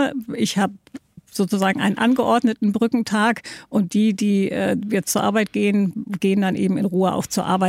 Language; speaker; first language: German; native; German